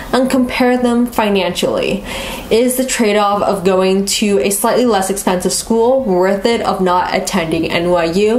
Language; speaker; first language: English; native; English